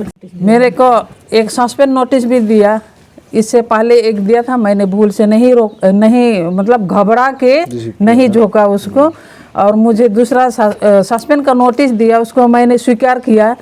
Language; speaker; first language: Hindi; non-native, local second language; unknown